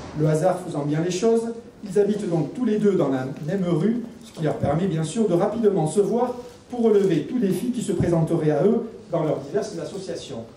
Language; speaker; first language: French; native; French